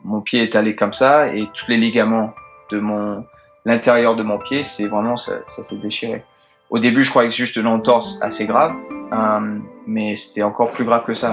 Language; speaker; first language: French; early bilingual, heritage; French